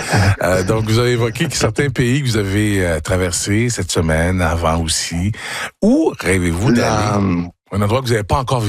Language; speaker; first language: French; native; French